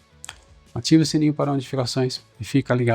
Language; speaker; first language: Portuguese; native; Portuguese